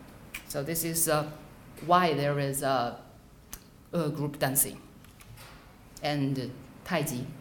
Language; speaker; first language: English; non-native, fluent; Chinese